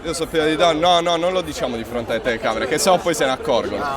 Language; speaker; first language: Italian; native; Italian